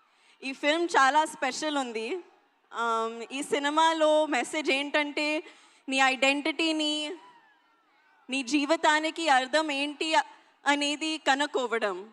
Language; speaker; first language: Telugu; non-native, learner; Hindi